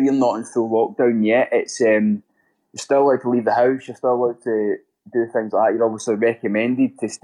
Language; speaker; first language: English; native; English